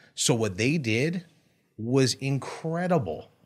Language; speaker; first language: English; native; English